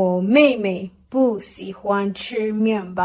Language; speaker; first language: Chinese; non-native, learner; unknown